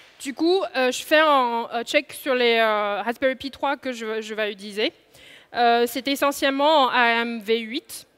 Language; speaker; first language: French; non-native, fluent; Chinese